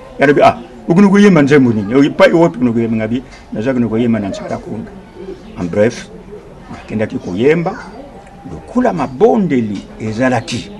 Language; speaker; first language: Lingala; non-native, local second language; Kongo